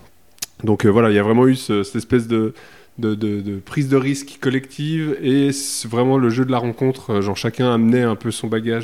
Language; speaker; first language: French; native; French